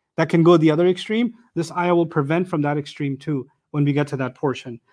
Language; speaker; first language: English; non-native, local second language; Urdu